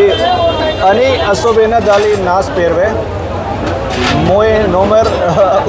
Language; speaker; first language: Russian; non-native, learner; Hindi